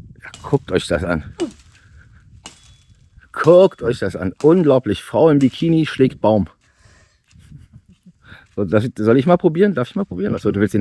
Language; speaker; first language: German; native; German